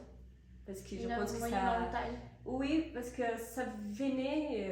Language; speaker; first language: French; non-native, fluent; Portuguese